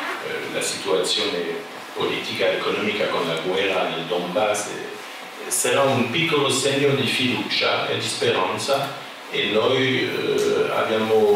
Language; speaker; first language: Italian; non-native, fluent; French